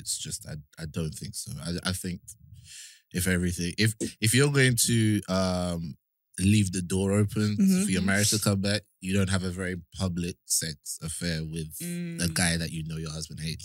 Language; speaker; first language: English; native; English